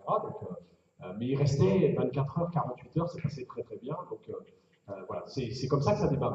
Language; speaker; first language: French; native; French